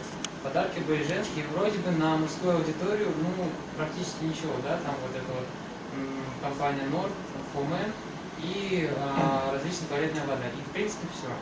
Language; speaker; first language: Russian; native; Russian